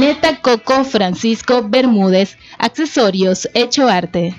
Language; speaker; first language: Spanish; native; Spanish